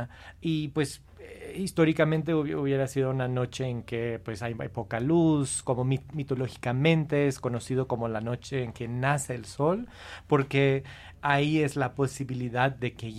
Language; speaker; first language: Spanish; non-native, fluent; English